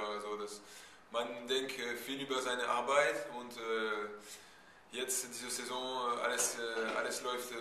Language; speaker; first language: German; non-native, fluent; French